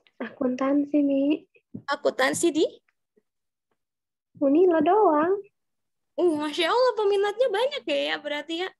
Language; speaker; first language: Indonesian; native; Indonesian